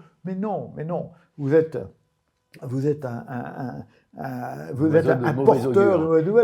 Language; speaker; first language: French; native; French